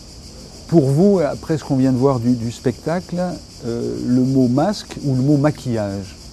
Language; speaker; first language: French; native; French